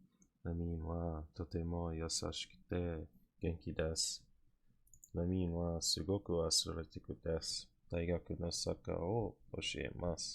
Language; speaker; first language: Japanese; non-native, learner; English